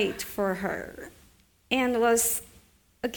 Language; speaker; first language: English; non-native, fluent; Chinese